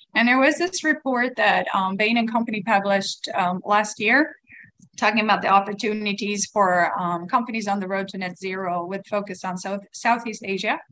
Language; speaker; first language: English; non-native, fluent; Swedish